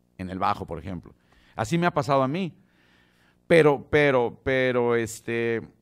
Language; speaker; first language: Spanish; native; Spanish